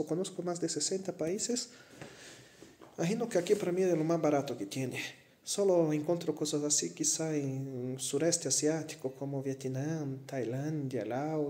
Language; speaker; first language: Spanish; non-native, fluent; Portuguese